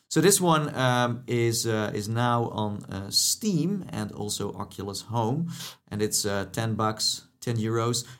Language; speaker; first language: English; non-native, fluent; Dutch